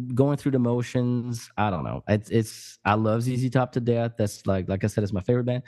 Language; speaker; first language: English; non-native, fluent; French